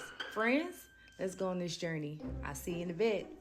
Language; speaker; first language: English; native; English